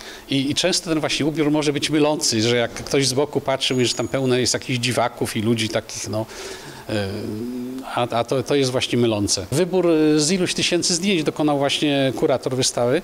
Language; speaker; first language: Polish; native; Polish